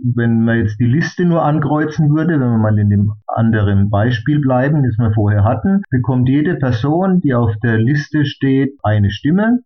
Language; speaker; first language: German; native; German